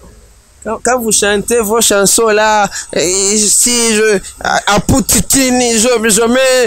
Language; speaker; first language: French; non-native, local second language; Rundi